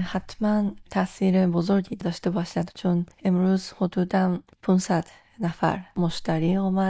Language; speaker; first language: Persian; non-native, fluent; Japanese